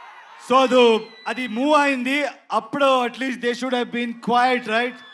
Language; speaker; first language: Telugu; non-native, learner; Kannada